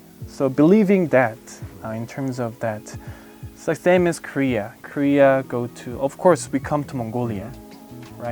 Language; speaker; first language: English; non-native, fluent; Korean